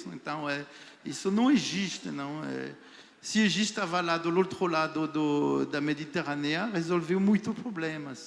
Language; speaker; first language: Portuguese; non-native, fluent; French